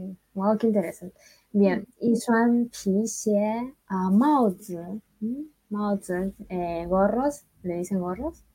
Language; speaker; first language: Spanish; non-native, fluent; Chinese